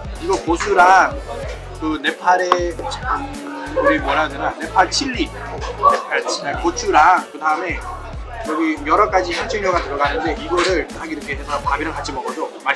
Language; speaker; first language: Korean; non-native, fluent; Nepali